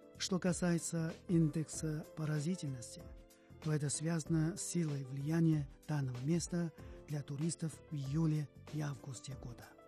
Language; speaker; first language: Russian; non-native, fluent; Chinese